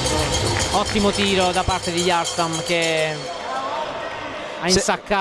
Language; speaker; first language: Italian; native; Italian